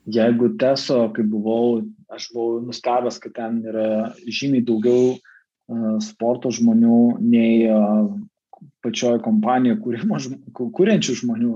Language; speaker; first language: Lithuanian; native; Lithuanian